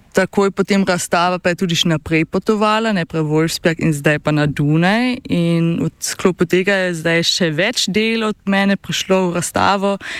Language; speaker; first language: Slovenian; native; Slovenian